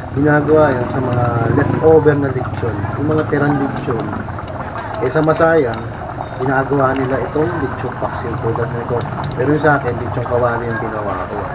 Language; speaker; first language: Filipino; native; Filipino